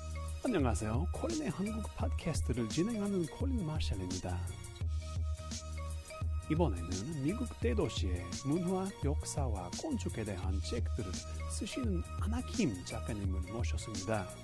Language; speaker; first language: Korean; non-native, learner; English